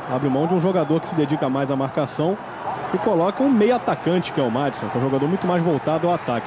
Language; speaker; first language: Portuguese; native; Portuguese